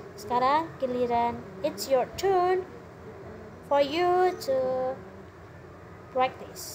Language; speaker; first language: English; non-native, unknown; Indonesian